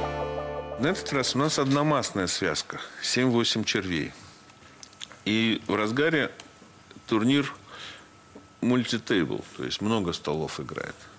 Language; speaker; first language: Russian; native; Russian